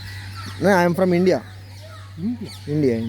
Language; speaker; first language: English; non-native, learner; Telugu